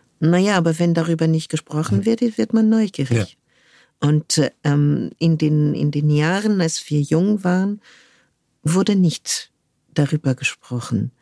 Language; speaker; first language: German; non-native, fluent; French